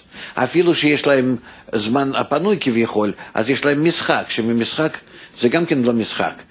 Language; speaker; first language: Hebrew; non-native, fluent; Russian